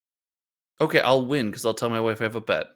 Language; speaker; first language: English; native; English